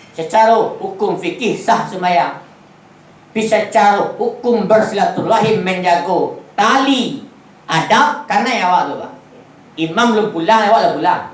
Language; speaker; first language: Malay; non-native, local second language; Minangkabau